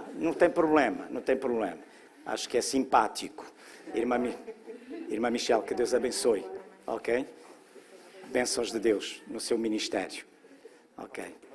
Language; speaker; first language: Portuguese; native; Portuguese